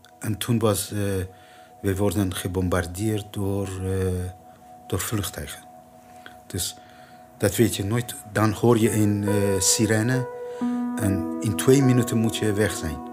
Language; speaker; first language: Dutch; non-native, learner; Persian